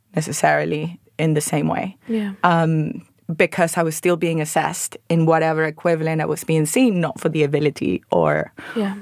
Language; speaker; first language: English; non-native, fluent; Spanish